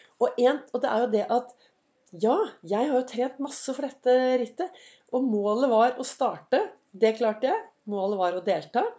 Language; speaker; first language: Norwegian; native; Norwegian